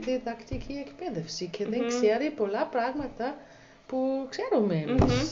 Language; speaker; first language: Greek; non-native, learner; German